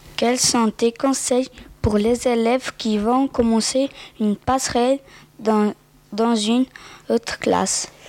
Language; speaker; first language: French; native; French